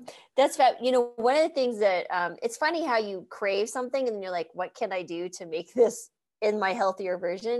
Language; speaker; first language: English; native; English